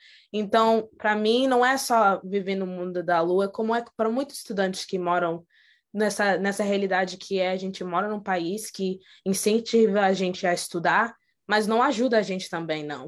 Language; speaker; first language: Portuguese; early bilingual, heritage; Portuguese